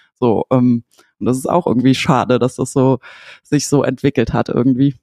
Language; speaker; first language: German; native; German